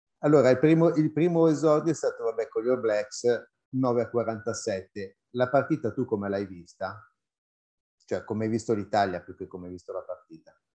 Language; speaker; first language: Italian; native; Italian